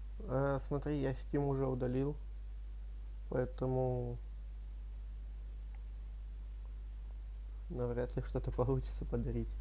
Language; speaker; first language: Russian; native; Russian